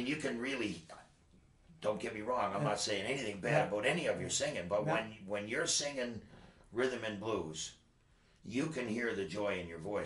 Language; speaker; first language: English; native; English